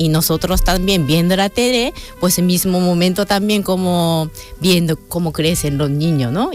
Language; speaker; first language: Spanish; non-native, fluent; Japanese